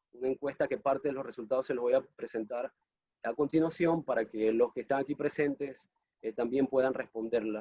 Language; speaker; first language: Spanish; native; Spanish